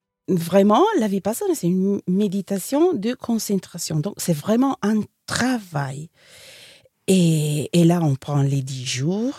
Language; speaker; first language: French; non-native, fluent; Italian